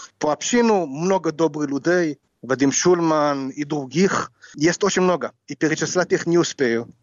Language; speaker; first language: Russian; non-native, fluent; Hebrew